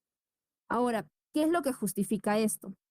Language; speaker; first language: Spanish; native; Spanish